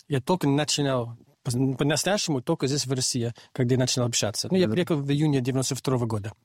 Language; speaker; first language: Russian; non-native, fluent; English